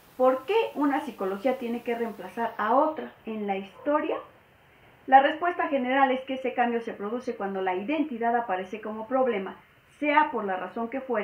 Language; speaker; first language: Spanish; native; Spanish